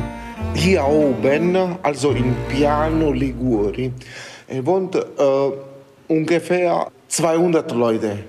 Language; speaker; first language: German; non-native, learner; Italian